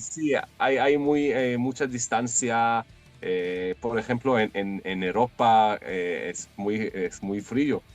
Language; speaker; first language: Spanish; non-native, learner; Hebrew